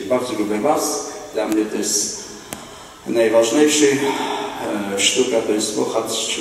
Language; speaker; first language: Polish; non-native, learner; Armenian